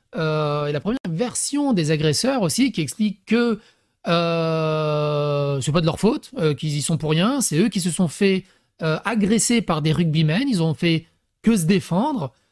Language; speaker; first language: French; early bilingual, other home language; Serbian